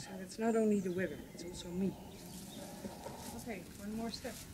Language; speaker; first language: English; non-native, fluent; Dutch